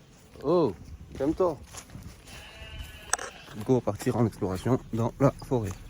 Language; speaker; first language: French; native; French